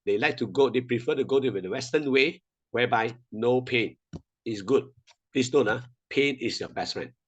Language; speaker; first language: English; non-native, local second language; Chinese